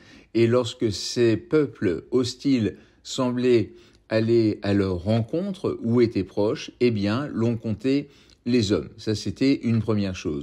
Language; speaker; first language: French; native; French